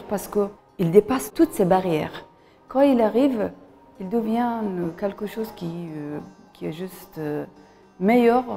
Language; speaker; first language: French; non-native, fluent; Persian